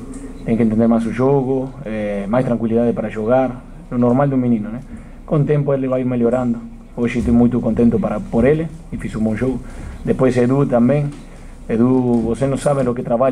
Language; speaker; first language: Portuguese; non-native, fluent; Spanish